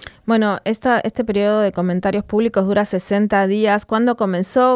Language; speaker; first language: Spanish; native; Spanish